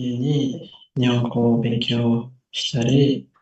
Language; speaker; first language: Japanese; non-native, learner; Indonesian